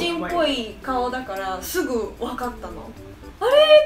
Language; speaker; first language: Japanese; non-native, fluent; Chinese